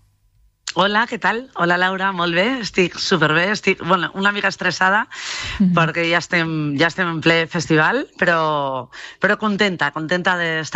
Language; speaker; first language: Catalan; non-native, local second language; Spanish